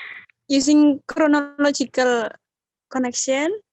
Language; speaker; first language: English; non-native, learner; Indonesian